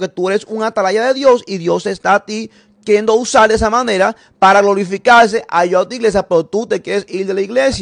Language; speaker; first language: Spanish; native; Spanish